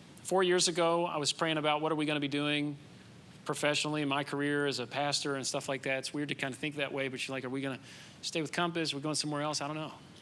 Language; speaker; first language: English; native; English